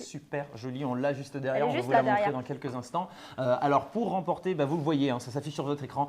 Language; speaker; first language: French; native; French